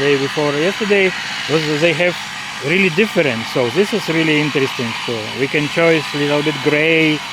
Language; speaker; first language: English; non-native, learner; Polish